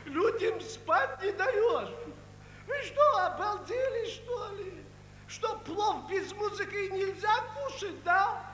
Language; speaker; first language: Russian; non-native, local second language; Uzbek